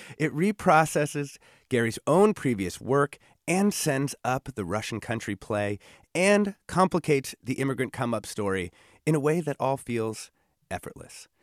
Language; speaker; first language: English; native; English